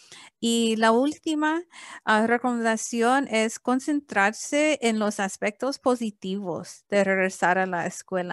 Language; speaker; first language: Spanish; early bilingual, heritage; English